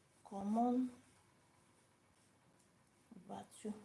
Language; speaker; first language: French; non-native, learner; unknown